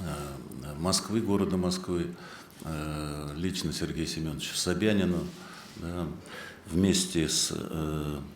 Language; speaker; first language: Russian; native; Russian